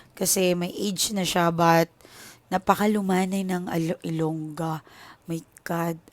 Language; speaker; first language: Filipino; native; Filipino